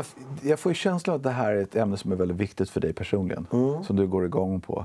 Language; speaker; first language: Swedish; native; Swedish